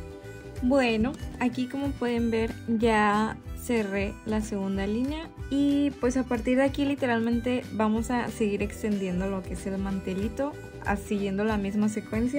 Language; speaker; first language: Spanish; native; Spanish